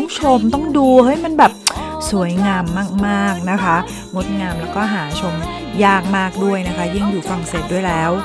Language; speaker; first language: Thai; native; Thai